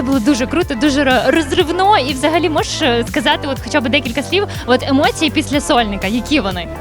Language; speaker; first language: Ukrainian; native; Ukrainian